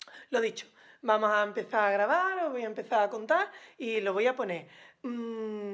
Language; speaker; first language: Spanish; native; Spanish